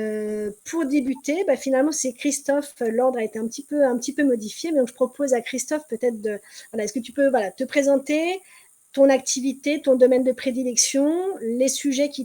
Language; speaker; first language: French; native; French